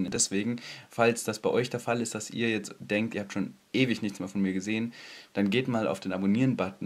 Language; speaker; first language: German; native; German